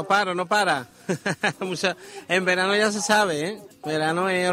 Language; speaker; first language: Spanish; native; Spanish